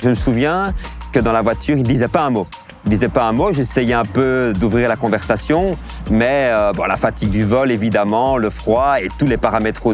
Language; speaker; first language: French; native; French